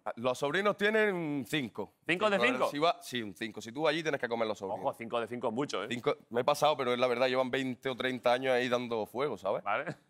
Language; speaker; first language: Spanish; native; Spanish